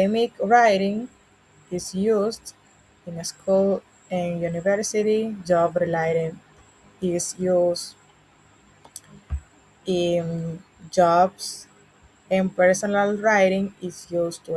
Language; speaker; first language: English; non-native, learner; Spanish